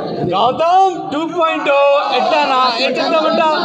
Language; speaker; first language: Telugu; non-native, learner; Hindi